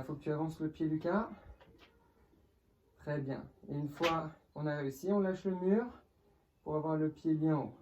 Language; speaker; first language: French; native; French